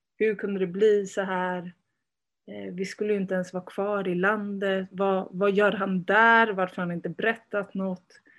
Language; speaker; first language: Swedish; early bilingual, other home language; Spanish